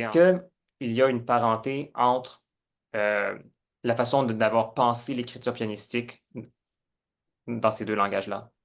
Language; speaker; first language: French; native; French